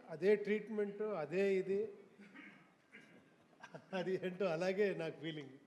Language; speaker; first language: Telugu; non-native, local second language; Kannada